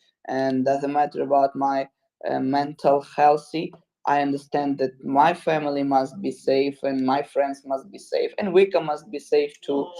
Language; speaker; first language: English; non-native, learner; Ukrainian